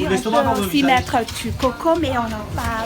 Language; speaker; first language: French; non-native, local second language; Malagasy